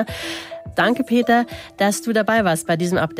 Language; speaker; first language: German; native; German